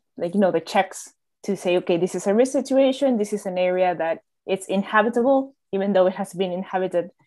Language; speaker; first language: English; non-native, fluent; Spanish